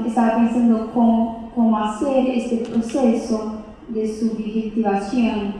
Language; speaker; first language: Spanish; non-native, fluent; Portuguese